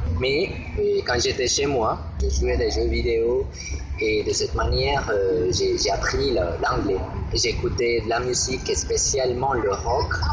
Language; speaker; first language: French; non-native, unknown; Spanish